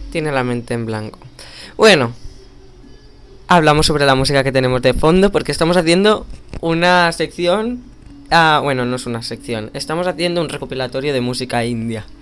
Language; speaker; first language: Spanish; native; Spanish